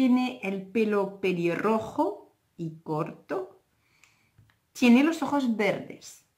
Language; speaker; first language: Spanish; non-native, fluent; French